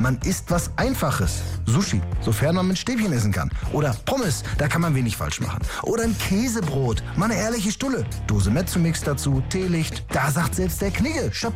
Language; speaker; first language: German; native; German